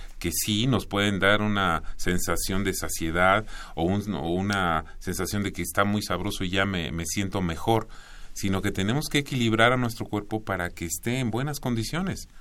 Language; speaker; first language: Spanish; native; Spanish